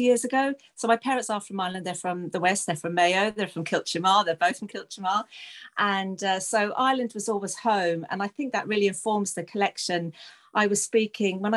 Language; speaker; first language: English; native; English